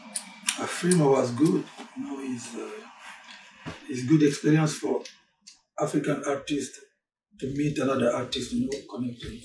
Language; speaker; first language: English; non-native, learner; French